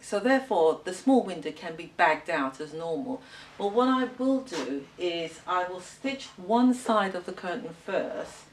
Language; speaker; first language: English; native; English